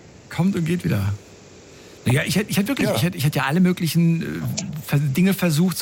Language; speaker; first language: German; native; German